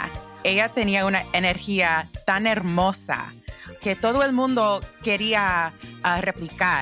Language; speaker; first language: Spanish; early bilingual, heritage; English